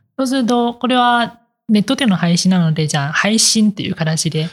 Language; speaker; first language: Japanese; non-native, fluent; Chinese